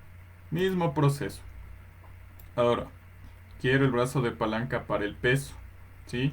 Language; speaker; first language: Spanish; native; Spanish